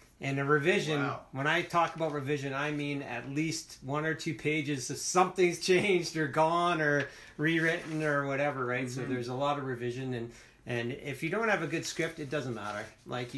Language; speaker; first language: English; native; English